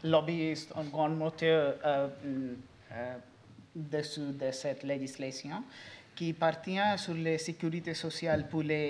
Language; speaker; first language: French; non-native, learner; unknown